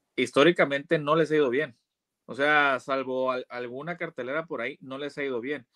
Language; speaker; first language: Spanish; native; Spanish